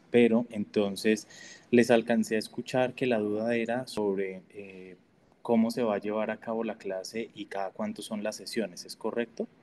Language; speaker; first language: Spanish; native; Spanish